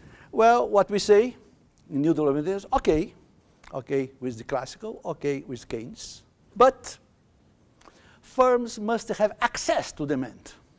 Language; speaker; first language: English; non-native, fluent; Portuguese